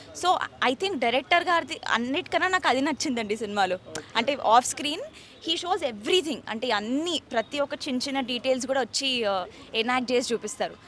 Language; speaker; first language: Telugu; native; Telugu